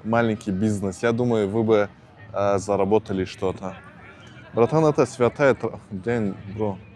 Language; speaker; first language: Russian; non-native, local second language; Tajik